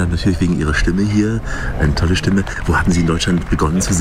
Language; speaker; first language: German; native; German